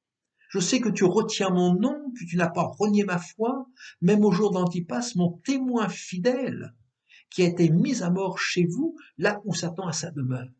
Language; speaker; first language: French; native; French